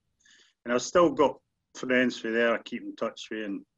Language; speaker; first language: English; native; English